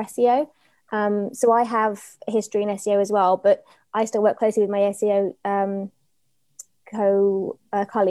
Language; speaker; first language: English; native; English